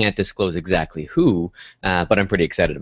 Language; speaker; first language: English; native; English